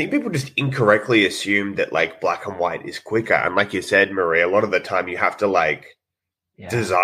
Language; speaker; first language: English; native; English